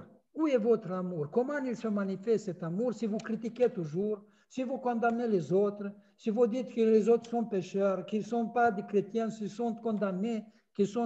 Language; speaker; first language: French; non-native, fluent; Romanian